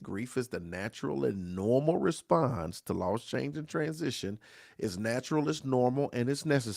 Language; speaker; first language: English; native; English